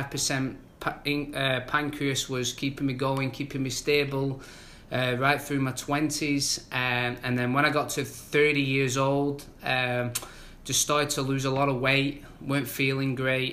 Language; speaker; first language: English; native; English